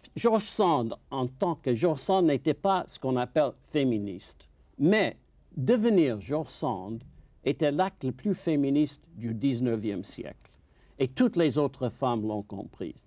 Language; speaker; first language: French; non-native, fluent; English